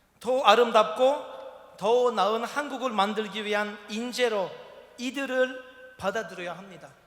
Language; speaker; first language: Korean; non-native, fluent; Turkish